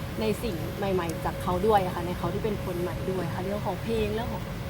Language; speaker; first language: Thai; native; Thai